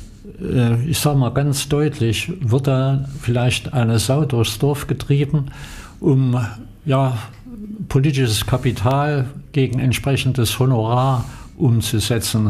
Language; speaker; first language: German; native; German